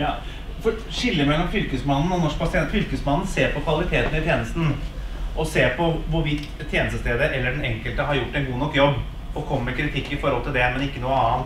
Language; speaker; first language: Norwegian; native; Norwegian